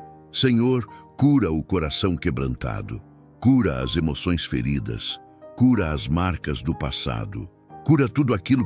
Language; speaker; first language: Portuguese; native; Portuguese